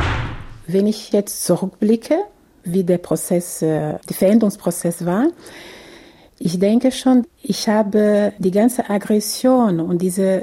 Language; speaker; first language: German; non-native, fluent; Portuguese